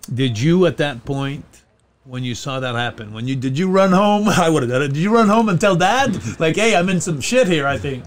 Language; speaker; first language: English; non-native, fluent; French